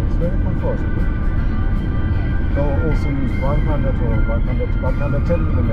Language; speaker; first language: English; non-native, learner; German